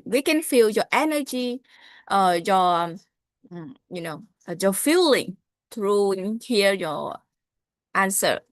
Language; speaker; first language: English; non-native, learner; Vietnamese